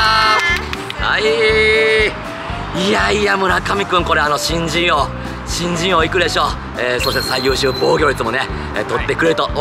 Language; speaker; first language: Japanese; native; Japanese